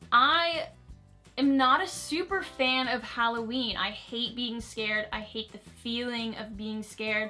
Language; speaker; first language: English; native; English